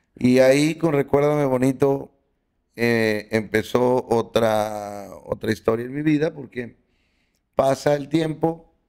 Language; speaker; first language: Spanish; native; Spanish